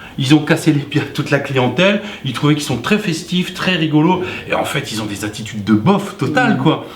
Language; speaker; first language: French; native; French